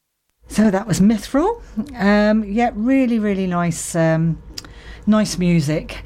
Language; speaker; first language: English; native; English